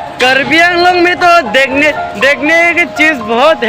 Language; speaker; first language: Hindi; non-native, local second language; Karbi